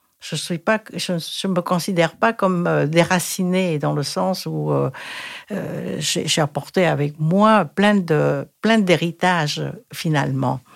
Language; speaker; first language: French; non-native, fluent; Thai